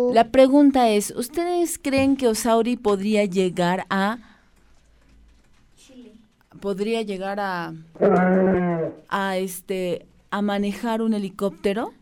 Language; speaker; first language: Spanish; native; Spanish